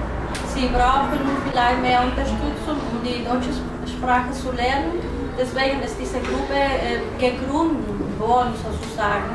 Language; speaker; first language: German; non-native, fluent; Spanish